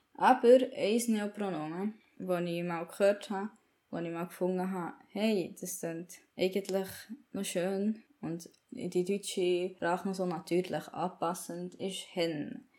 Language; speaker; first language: German; native; German